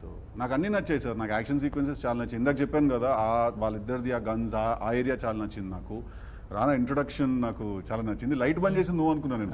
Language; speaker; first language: Telugu; native; Telugu